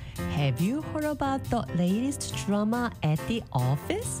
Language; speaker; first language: English; non-native, fluent; Korean